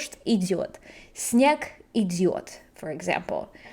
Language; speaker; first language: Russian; non-native, fluent; English